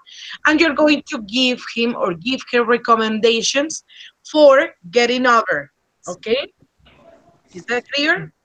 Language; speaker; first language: English; non-native, fluent; Spanish